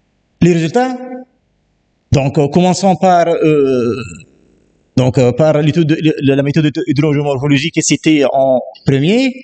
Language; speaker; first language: French; non-native, local second language; Arabic